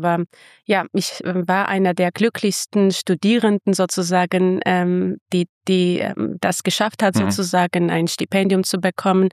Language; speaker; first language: German; non-native, fluent; Armenian